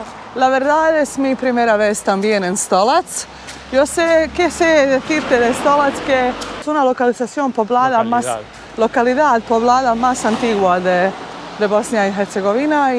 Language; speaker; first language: Spanish; non-native, fluent; Bosnian